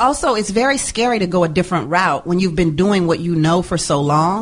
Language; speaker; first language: English; native; English